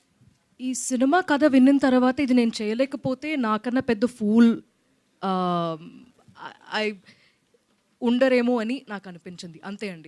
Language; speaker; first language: Telugu; non-native, local second language; Malayalam